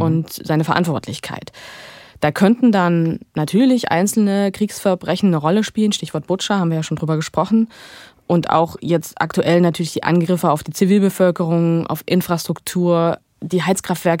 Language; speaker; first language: German; native; German